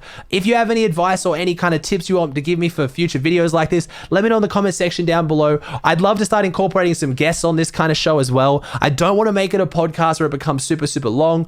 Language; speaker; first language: English; native; English